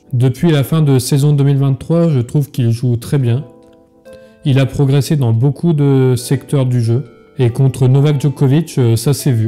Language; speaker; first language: French; native; French